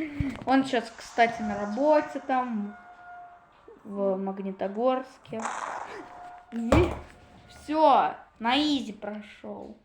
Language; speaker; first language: Russian; native; Russian